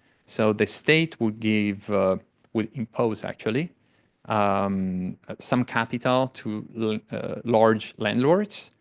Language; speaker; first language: English; non-native, fluent; Italian